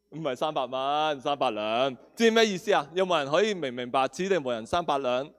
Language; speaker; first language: Cantonese; non-native, local second language; Spanish